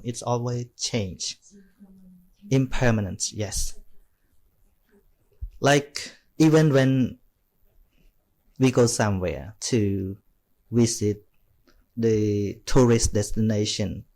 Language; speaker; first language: English; non-native, fluent; Khmer